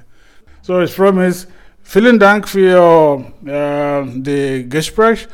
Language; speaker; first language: German; non-native, fluent; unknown